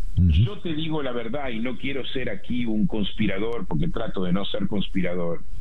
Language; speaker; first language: Spanish; native; Spanish